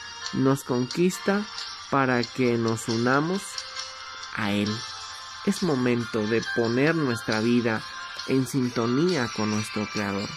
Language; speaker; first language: Spanish; native; Spanish